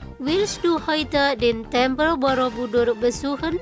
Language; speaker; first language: German; non-native, fluent; Indonesian